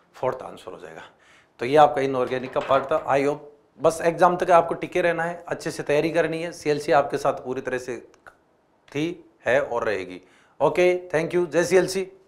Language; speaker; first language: Hindi; native; Hindi